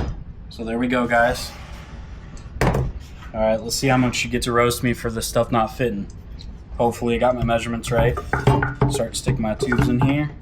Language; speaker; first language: English; native; English